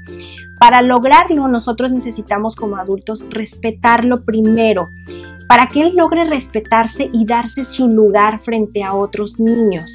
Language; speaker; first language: Spanish; native; Spanish